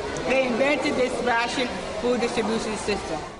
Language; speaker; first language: English; non-native, fluent; Spanish